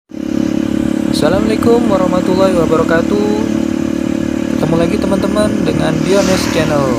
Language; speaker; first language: Indonesian; native; Indonesian